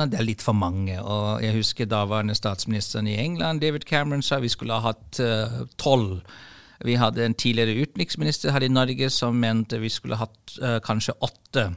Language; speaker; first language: Norwegian; non-native, fluent; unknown